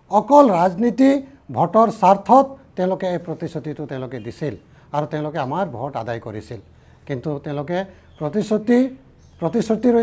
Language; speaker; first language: Assamese; non-native, local second language; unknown